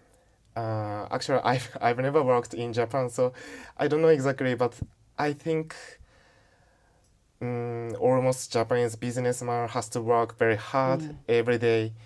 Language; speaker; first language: English; non-native, learner; Japanese